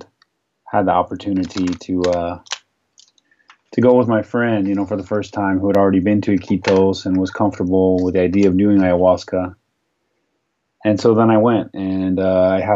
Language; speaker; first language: English; native; English